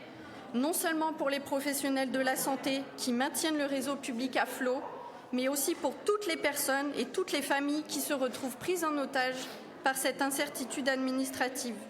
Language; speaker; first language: French; native; French